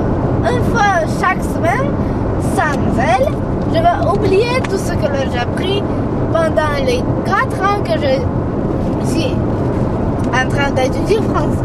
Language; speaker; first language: French; non-native, learner; Georgian